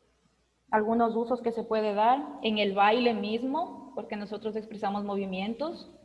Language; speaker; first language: Spanish; native; Spanish